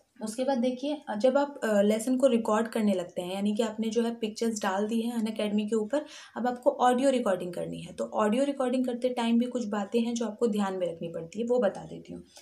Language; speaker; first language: Hindi; native; Hindi